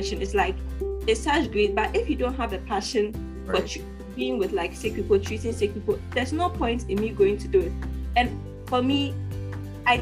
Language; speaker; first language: English; non-native, local second language; Akan